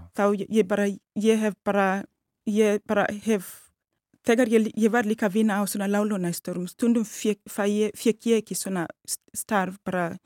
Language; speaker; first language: Icelandic; non-native, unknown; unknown